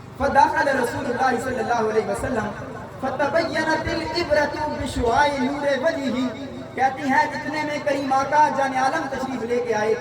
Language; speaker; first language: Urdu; non-native, local second language; Punjabi